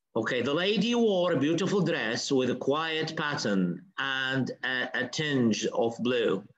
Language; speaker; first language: English; non-native, fluent; Arabic